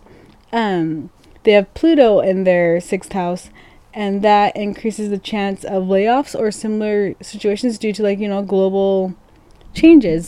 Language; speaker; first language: English; native; English